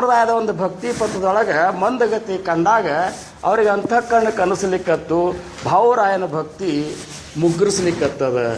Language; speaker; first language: Kannada; native; Kannada